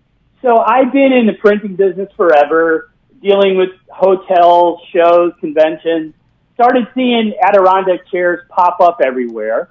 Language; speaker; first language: English; native; English